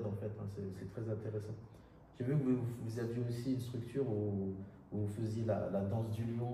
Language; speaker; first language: French; native; French